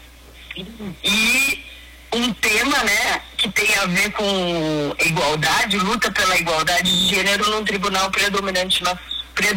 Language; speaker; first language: Portuguese; native; Portuguese